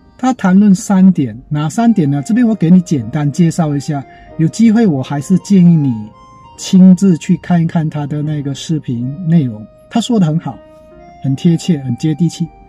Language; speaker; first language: Chinese; native; Chinese